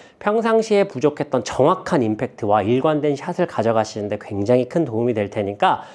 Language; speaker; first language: Korean; native; Korean